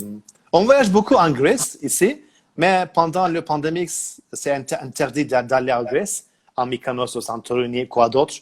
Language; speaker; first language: French; non-native, learner; Turkish